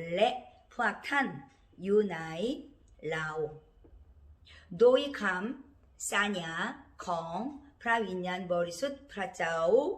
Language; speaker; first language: Thai; non-native, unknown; Korean